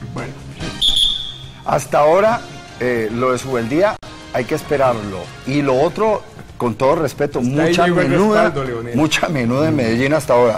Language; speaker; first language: Spanish; native; Spanish